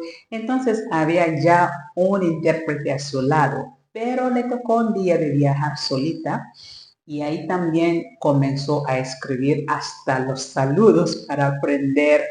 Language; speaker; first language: Spanish; non-native, learner; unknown